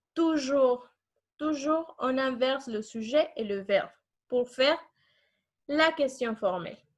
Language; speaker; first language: French; non-native, fluent; Spanish